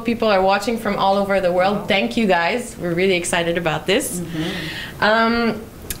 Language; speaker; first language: English; non-native, fluent; French